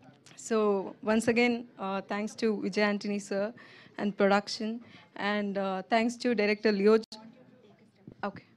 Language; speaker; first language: Telugu; non-native, local second language; Tamil